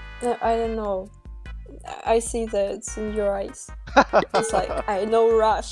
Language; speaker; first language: English; non-native, learner; Russian